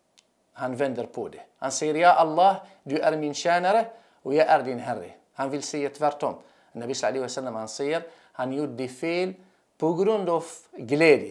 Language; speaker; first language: Swedish; non-native, fluent; Arabic